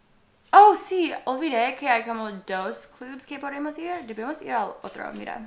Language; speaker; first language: Spanish; non-native, learner; English